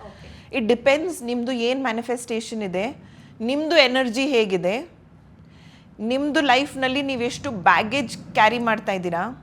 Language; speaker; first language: Kannada; non-native, local second language; Hindi